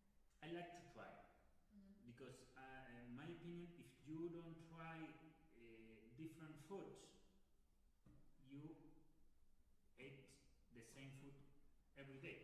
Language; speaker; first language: English; non-native, learner; Spanish